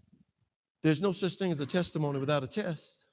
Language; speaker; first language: English; native; English